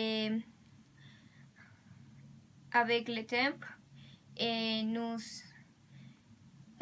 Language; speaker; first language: French; non-native, learner; Spanish